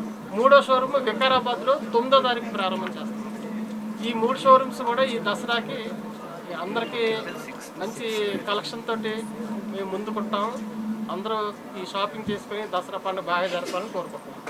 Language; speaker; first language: Telugu; native; Telugu